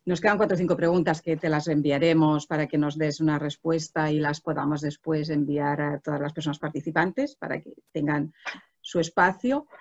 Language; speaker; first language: Spanish; non-native, local second language; Catalan